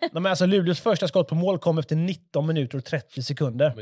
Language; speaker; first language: Swedish; native; Swedish